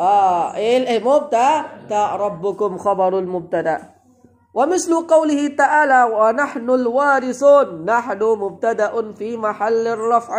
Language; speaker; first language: Arabic; non-native, fluent; Indonesian